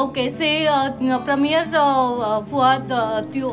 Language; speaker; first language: French; non-native, learner; Marathi